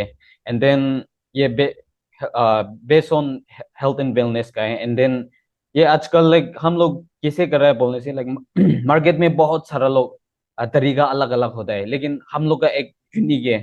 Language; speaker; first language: Hindi; non-native, local second language; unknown